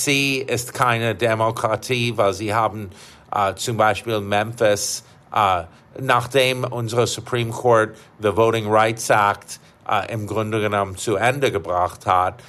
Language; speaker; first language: German; non-native, fluent; English